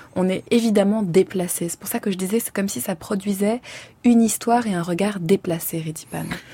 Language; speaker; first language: French; native; French